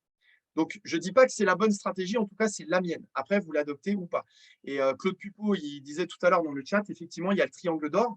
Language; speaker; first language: French; native; French